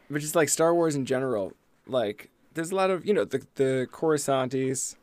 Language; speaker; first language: English; native; English